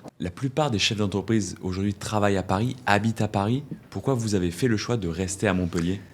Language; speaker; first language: French; native; French